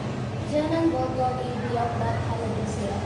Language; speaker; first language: Korean; non-native, learner; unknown